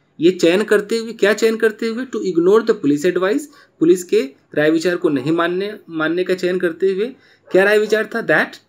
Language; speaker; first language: Hindi; native; Hindi